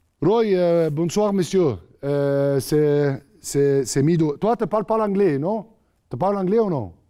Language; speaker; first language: French; non-native, learner; Arabic